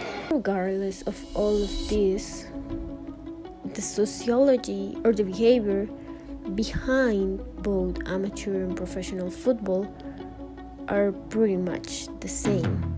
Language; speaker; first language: English; non-native, fluent; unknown